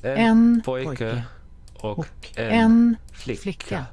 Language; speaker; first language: Swedish; non-native, learner; English